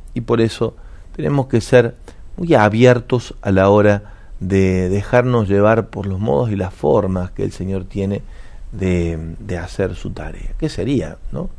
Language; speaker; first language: Spanish; native; Spanish